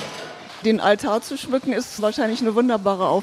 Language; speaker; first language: German; native; German